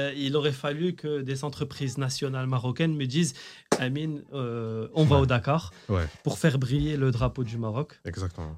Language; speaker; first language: French; non-native, local second language; Arabic